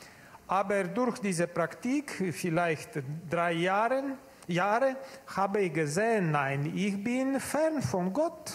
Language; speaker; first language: German; non-native, learner; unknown